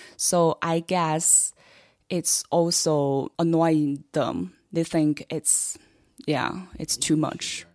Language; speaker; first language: English; non-native, fluent; Chinese